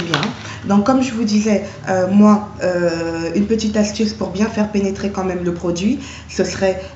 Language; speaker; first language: French; native; French